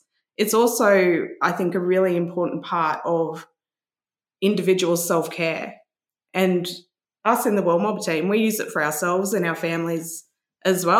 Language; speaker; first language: English; native; English